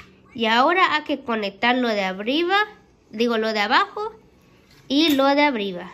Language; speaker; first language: Spanish; early bilingual, heritage; Spanish